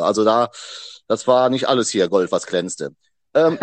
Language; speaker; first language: German; native; German